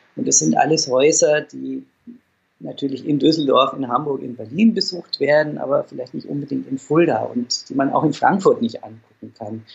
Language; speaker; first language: German; native; German